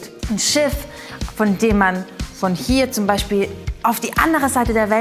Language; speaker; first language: German; native; German